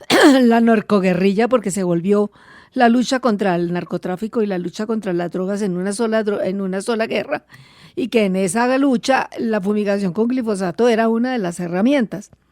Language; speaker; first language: Spanish; native; Spanish